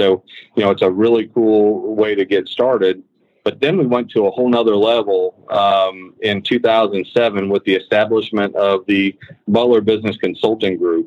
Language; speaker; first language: English; native; English